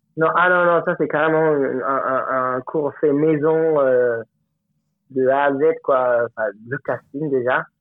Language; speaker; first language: French; non-native, fluent; Spanish